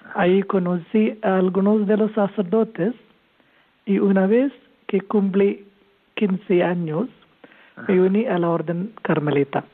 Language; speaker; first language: Spanish; non-native, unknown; Malayalam